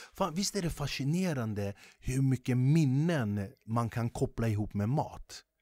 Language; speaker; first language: Swedish; early bilingual, other home language; Kurdish